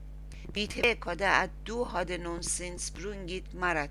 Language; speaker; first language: Swedish; non-native, learner; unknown